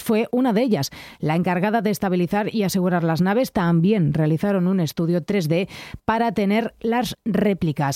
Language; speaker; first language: Spanish; native; Spanish